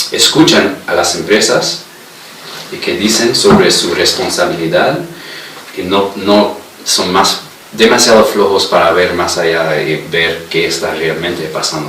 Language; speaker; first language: Spanish; non-native, fluent; English